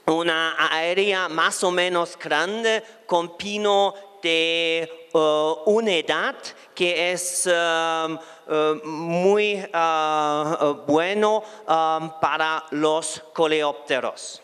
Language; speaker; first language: Spanish; non-native, fluent; German